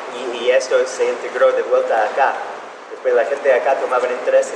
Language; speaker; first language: Spanish; non-native, fluent; English